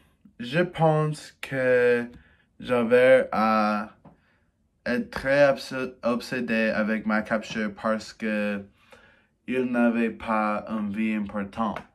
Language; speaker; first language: French; non-native, learner; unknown